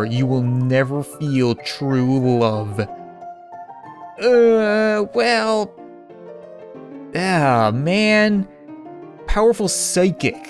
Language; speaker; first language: English; native; English